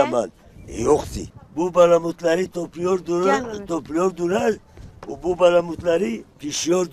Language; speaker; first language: Turkish; non-native, local second language; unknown